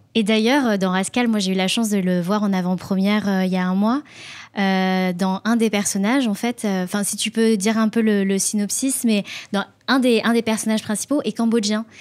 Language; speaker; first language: French; native; French